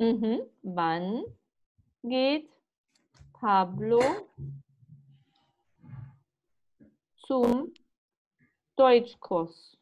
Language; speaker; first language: German; non-native, fluent; Spanish